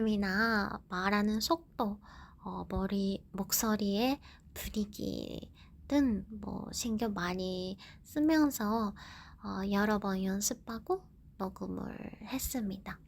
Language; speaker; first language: Korean; non-native, fluent; Japanese